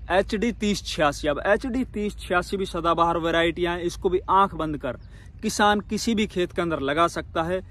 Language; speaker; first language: Hindi; native; Hindi